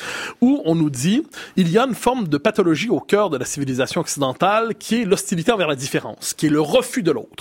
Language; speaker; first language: French; native; French